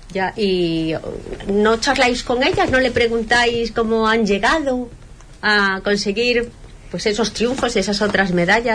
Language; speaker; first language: Spanish; native; Spanish